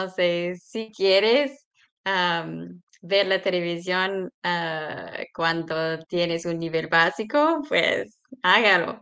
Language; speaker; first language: Spanish; non-native, fluent; English